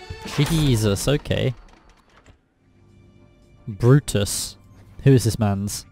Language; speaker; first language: English; native; English